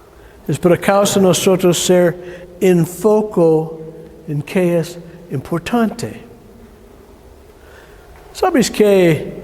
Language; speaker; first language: Spanish; non-native, learner; English